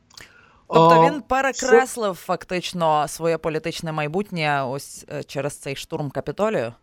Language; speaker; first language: Ukrainian; native; Ukrainian